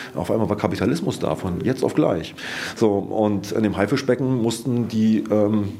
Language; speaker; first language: German; native; German